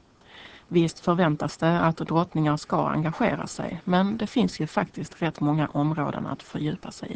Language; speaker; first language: Swedish; native; Swedish